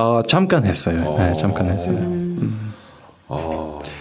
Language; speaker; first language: Korean; non-native, fluent; English